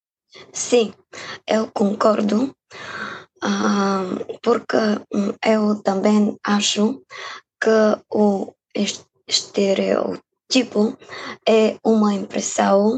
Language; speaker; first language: Portuguese; non-native, fluent; Bulgarian